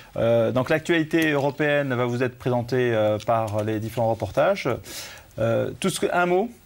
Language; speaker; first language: French; native; French